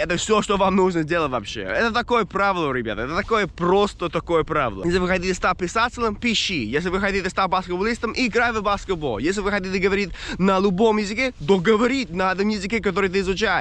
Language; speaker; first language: Russian; non-native, fluent; English